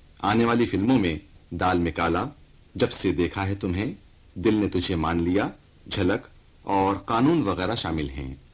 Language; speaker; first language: Urdu; native; Urdu